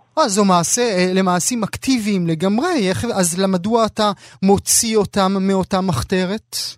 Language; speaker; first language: Hebrew; native; Hebrew